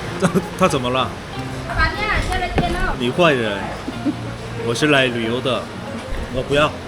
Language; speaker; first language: Chinese; non-native, learner; Korean